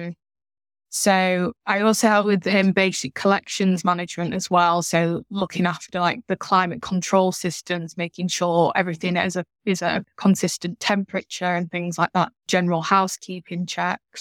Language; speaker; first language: English; native; English